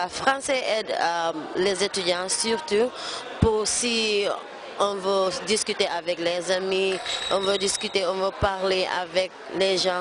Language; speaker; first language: French; non-native, learner; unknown